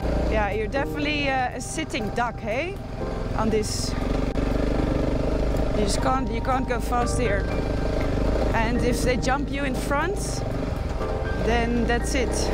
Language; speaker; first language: English; non-native, fluent; Dutch